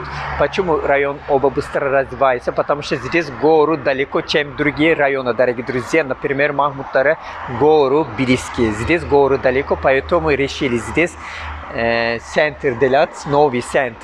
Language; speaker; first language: Russian; non-native, learner; Turkish